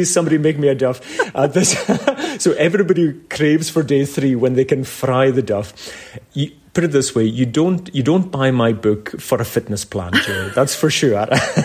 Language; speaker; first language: English; native; English